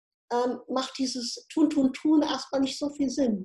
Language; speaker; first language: German; native; German